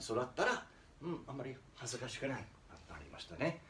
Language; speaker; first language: Japanese; non-native, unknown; English